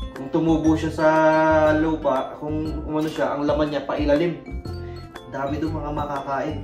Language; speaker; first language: Filipino; native; Filipino